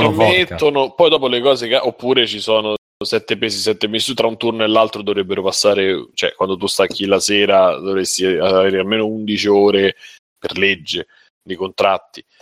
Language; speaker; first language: Italian; native; Italian